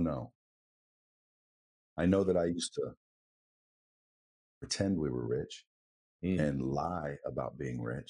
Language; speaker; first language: English; native; English